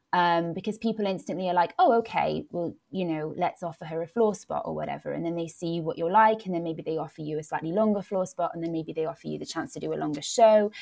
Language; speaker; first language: English; non-native, local second language; Welsh